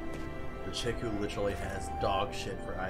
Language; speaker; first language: English; native; English